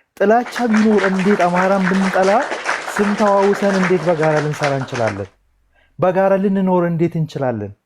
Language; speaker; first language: Amharic; non-native, local second language; Oromo